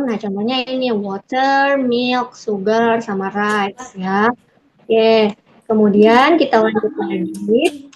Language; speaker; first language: Indonesian; native; Indonesian